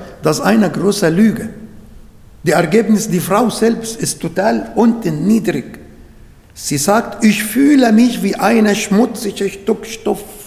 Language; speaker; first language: German; non-native, fluent; Arabic